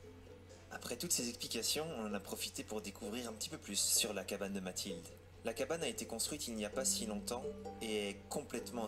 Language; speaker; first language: French; native; French